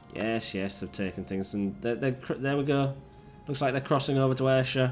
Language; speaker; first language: English; native; English